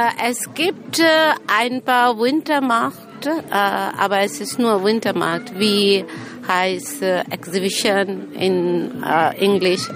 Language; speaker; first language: German; non-native, learner; Bangla